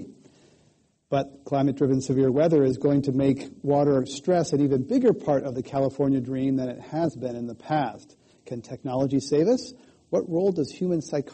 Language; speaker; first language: English; native; English